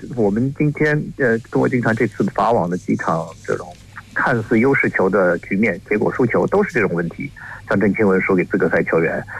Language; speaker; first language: Chinese; native; Chinese